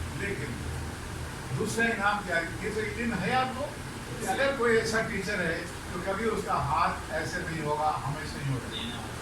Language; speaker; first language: Urdu; native; Urdu